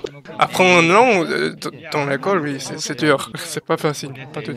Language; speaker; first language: French; non-native, learner; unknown